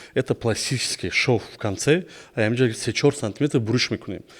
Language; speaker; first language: Russian; non-native, local second language; Tajik